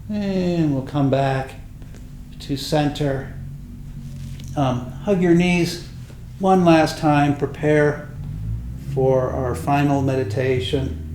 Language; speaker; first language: English; native; English